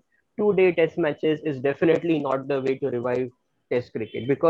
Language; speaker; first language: English; non-native, local second language; Marathi